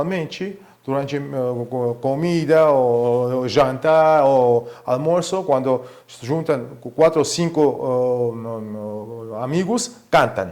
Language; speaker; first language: Portuguese; non-native, fluent; Georgian